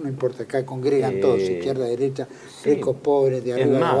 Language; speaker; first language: Spanish; native; Spanish